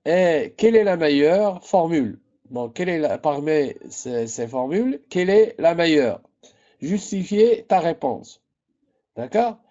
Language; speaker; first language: French; non-native, local second language; Arabic